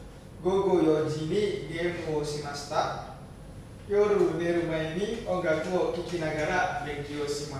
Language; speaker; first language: Japanese; non-native, learner; Indonesian